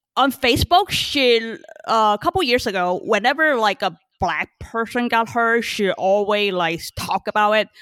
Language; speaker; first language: English; early bilingual, other home language; Chinese